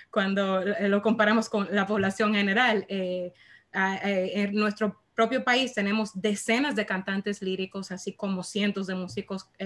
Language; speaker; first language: Spanish; native; Spanish